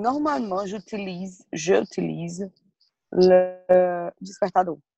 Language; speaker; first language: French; non-native, learner; Portuguese